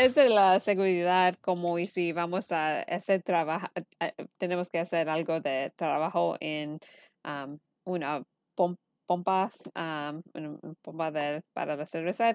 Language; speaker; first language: Spanish; early bilingual, heritage; Spanish